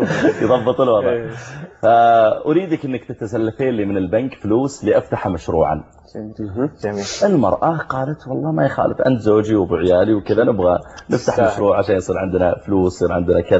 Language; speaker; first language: Arabic; native; Arabic